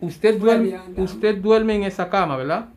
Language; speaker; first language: Spanish; native; Spanish